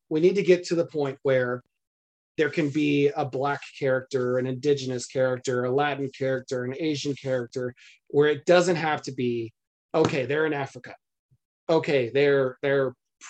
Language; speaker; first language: English; native; English